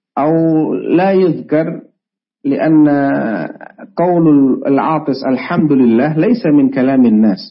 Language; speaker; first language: Arabic; non-native, fluent; Indonesian